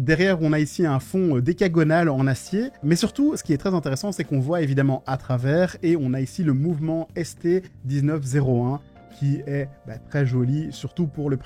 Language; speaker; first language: French; native; French